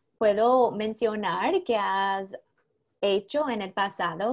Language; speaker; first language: Spanish; non-native, learner; English